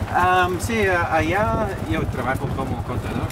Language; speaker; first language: Spanish; non-native, learner; English